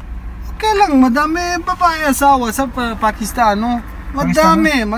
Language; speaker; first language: Filipino; non-native, learner; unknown